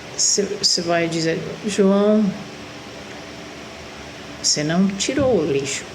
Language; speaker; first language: Portuguese; non-native, fluent; Spanish